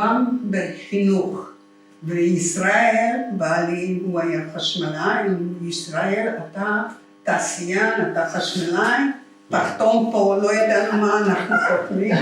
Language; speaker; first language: Hebrew; non-native, fluent; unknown